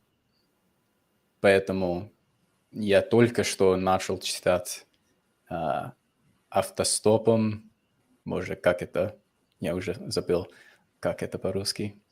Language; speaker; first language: Russian; non-native, fluent; English